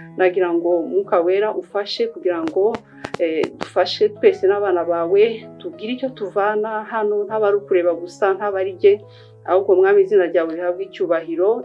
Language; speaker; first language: Kinyarwanda; early bilingual, heritage; Kinyarwanda